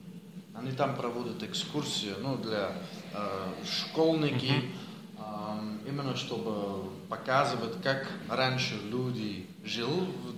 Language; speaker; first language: Russian; non-native, fluent; Dutch